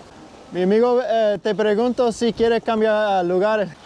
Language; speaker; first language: Spanish; non-native, learner; English